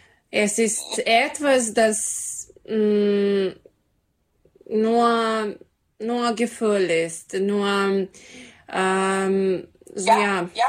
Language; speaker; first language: German; non-native, learner; Serbian